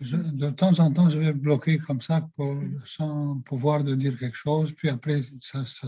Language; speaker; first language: French; non-native, fluent; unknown